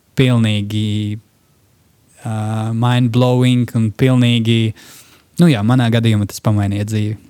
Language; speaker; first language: Latvian; non-native, local second language; Russian